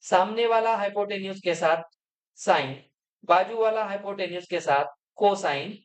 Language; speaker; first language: Hindi; non-native, local second language; Marathi